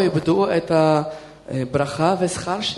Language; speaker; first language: Hebrew; non-native, fluent; Russian